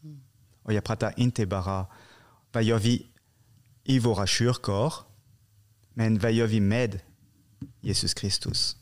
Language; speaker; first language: Swedish; non-native, fluent; French